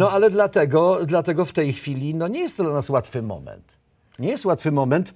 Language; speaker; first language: Polish; native; Polish